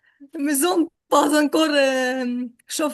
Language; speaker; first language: French; non-native, learner; Ukrainian